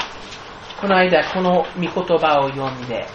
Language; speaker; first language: Japanese; non-native, fluent; English